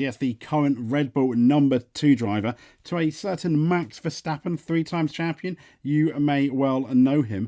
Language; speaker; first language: English; native; English